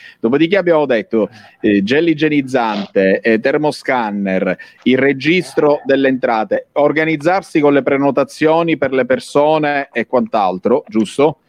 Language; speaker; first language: Italian; native; Italian